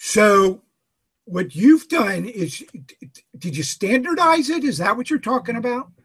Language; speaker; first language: English; native; English